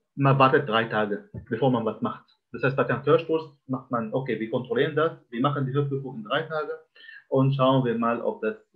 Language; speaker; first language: German; non-native, fluent; Arabic